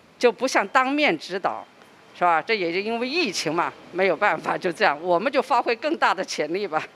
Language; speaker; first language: Chinese; native; Chinese